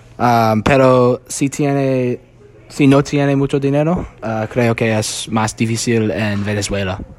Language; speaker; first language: Spanish; non-native, learner; English